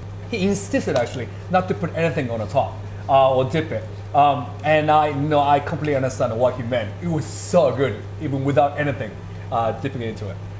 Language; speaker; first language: English; non-native, fluent; Japanese